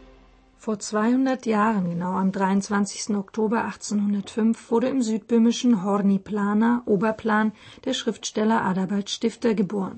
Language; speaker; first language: German; native; German